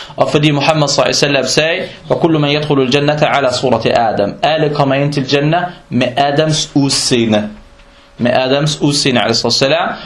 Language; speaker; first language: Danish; non-native, fluent; Arabic